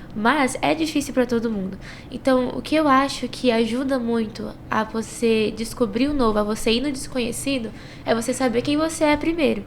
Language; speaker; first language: Portuguese; native; Portuguese